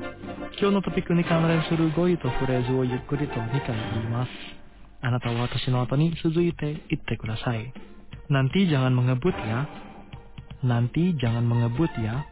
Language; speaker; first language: Japanese; non-native, fluent; Indonesian